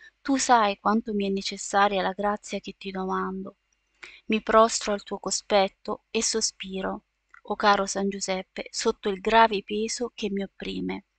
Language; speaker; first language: Italian; native; Italian